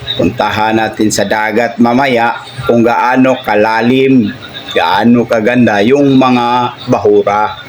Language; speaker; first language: Filipino; non-native, local second language; Cebuano